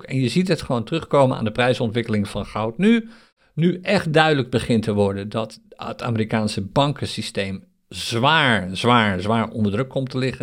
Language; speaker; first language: Dutch; native; Dutch